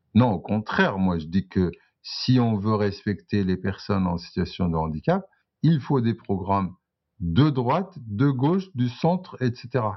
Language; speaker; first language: French; non-native, local second language; Arabic